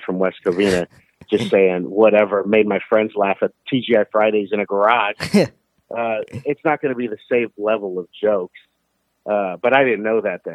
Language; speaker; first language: English; native; English